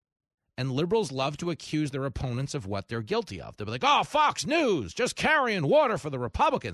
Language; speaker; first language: English; native; English